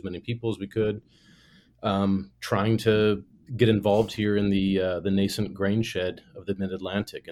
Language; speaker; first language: English; native; English